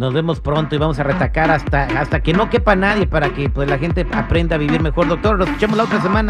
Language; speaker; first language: Spanish; native; Spanish